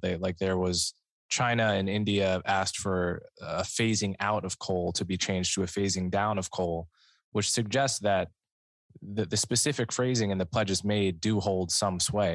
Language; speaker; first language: English; native; English